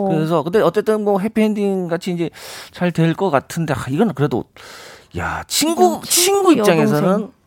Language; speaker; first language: Korean; native; Korean